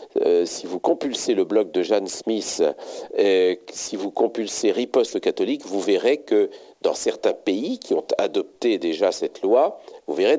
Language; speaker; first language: French; native; French